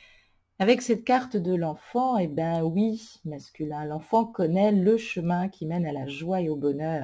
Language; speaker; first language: French; native; French